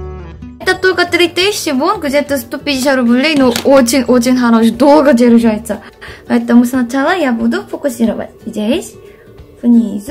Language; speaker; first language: Russian; non-native, fluent; Korean